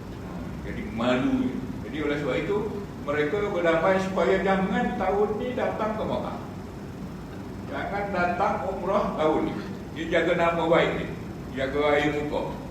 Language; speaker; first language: Malay; native; Malay